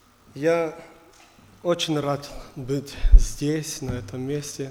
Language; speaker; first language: Russian; non-native, learner; German